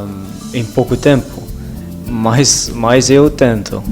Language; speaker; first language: Portuguese; non-native, learner; Dutch